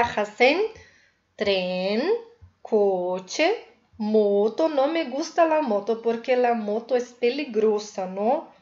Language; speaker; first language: Spanish; non-native, fluent; Portuguese